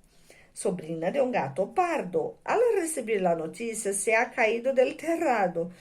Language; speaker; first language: Spanish; non-native, fluent; Portuguese